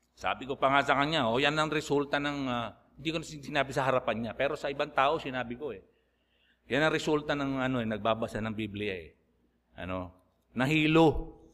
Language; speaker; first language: Filipino; native; Filipino